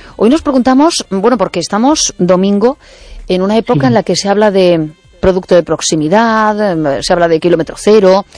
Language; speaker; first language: Spanish; native; Spanish